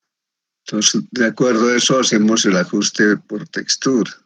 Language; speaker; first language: Spanish; native; Spanish